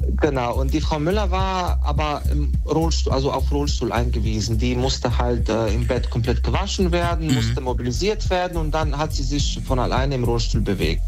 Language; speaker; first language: German; non-native, fluent; Bosnian